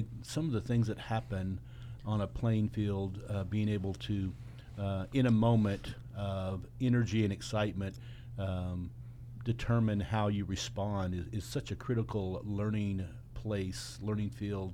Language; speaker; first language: English; native; English